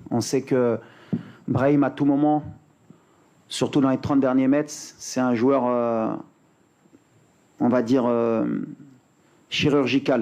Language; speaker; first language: French; native; French